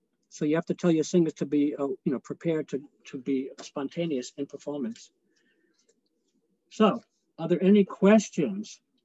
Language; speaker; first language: English; native; English